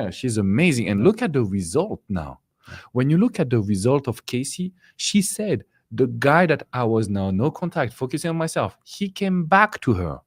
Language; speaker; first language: English; non-native, fluent; French